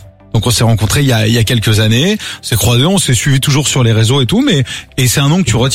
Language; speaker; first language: French; native; French